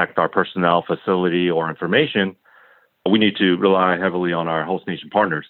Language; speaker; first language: English; non-native, fluent; Korean